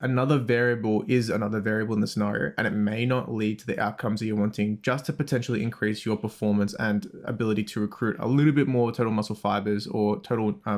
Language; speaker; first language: English; native; English